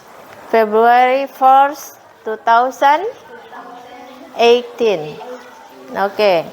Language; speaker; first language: English; non-native, fluent; Indonesian